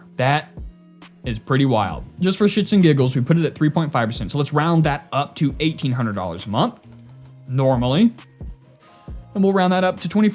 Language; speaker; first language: English; native; English